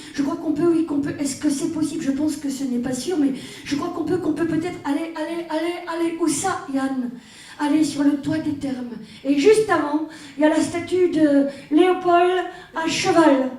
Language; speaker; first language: French; native; French